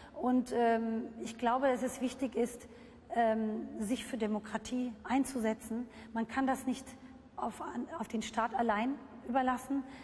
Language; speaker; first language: German; early bilingual, other home language; Turkish